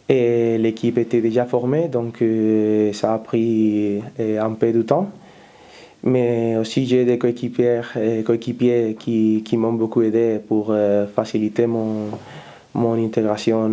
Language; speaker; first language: French; non-native, learner; Spanish